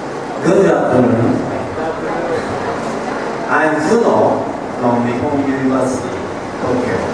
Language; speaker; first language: English; non-native, learner; Japanese